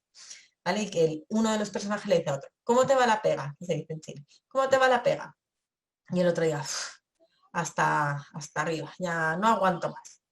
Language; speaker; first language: Spanish; native; Spanish